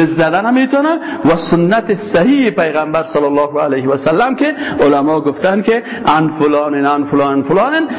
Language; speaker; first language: Persian; native; Persian